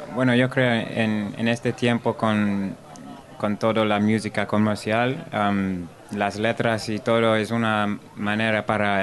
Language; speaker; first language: Spanish; non-native, learner; English